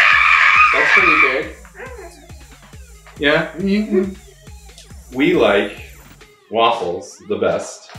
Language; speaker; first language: English; native; English